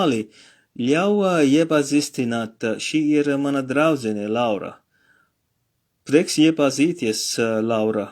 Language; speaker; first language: Latvian; non-native, learner; Morisyen